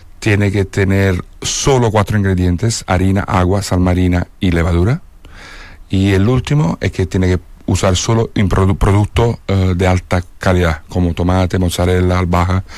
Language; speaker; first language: Spanish; non-native, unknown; Italian